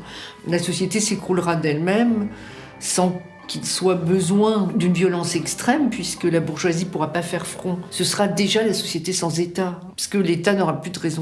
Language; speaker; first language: French; native; French